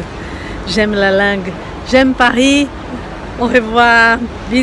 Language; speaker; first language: French; non-native, learner; Portuguese